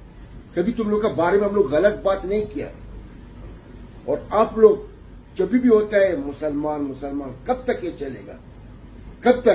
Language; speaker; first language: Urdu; non-native, learner; Arabic